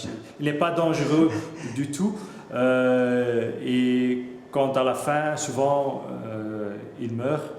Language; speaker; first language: French; non-native, local second language; Dutch